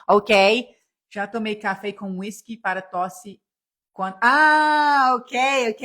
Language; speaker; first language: Portuguese; non-native, fluent; English